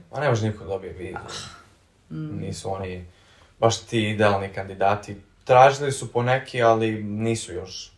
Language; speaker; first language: Serbian; early bilingual, heritage; Serbian